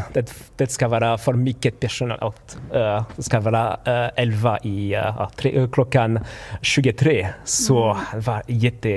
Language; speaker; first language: Swedish; non-native, learner; French